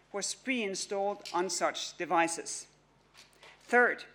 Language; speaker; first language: English; non-native, fluent; Danish